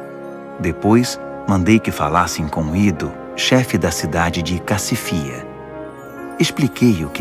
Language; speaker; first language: Portuguese; native; Portuguese